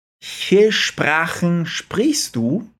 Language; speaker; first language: German; non-native, fluent; Portuguese